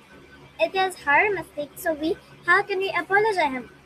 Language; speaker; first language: English; non-native, learner; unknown